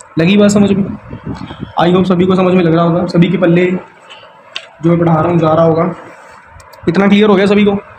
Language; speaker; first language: Hindi; native; Hindi